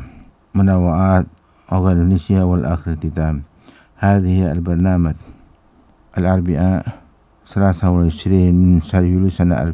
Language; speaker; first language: Arabic; non-native, fluent; Indonesian